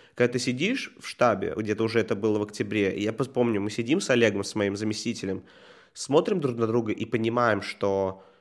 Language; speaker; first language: Russian; native; Russian